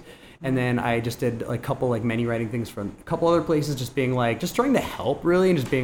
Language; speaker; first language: English; native; English